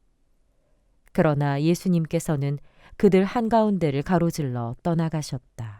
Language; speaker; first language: Korean; native; Korean